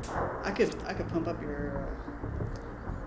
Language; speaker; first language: English; native; English